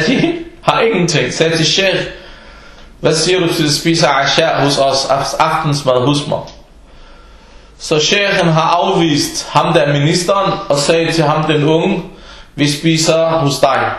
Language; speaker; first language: Danish; non-native, fluent; Arabic